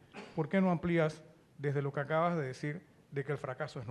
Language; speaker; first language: Spanish; native; Spanish